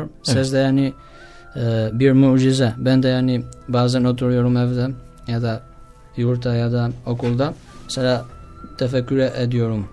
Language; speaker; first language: Turkish; non-native, learner; Albanian